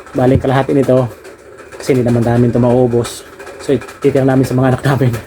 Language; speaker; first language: Filipino; native; Filipino